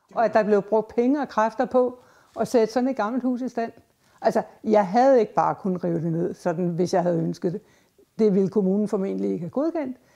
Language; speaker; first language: Danish; native; Danish